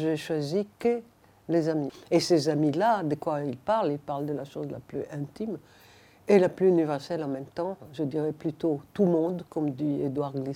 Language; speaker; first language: French; non-native, fluent; Hebrew